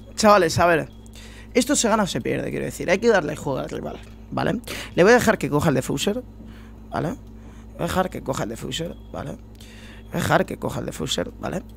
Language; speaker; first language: Spanish; native; Spanish